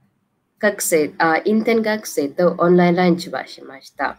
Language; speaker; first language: Japanese; non-native, learner; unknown